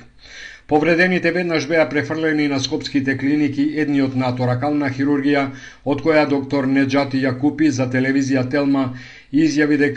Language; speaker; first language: Macedonian; native; Macedonian